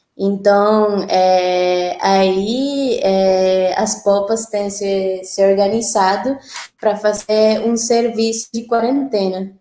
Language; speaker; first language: Portuguese; non-native, fluent; Spanish